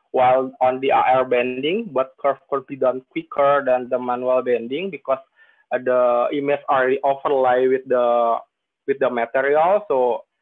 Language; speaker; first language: English; non-native, fluent; Indonesian